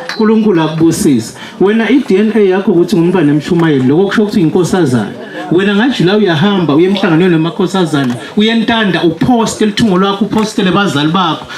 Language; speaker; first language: Zulu; non-native, local second language; Swati